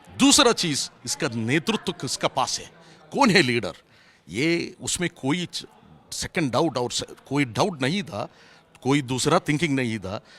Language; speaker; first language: Hindi; non-native, local second language; Malayalam